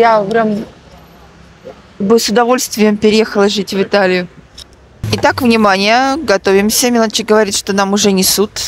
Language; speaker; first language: Russian; native; Russian